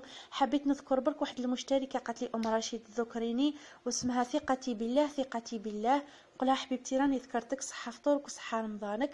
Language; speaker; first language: Arabic; native; Arabic